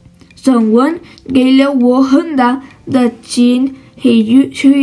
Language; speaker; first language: Chinese; non-native, learner; Spanish